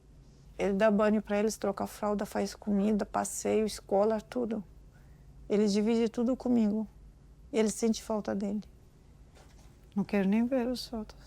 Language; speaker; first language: Portuguese; non-native, learner; Arabic